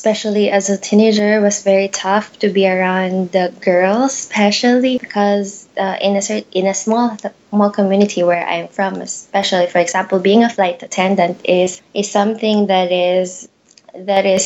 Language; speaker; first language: English; non-native, local second language; Pampanga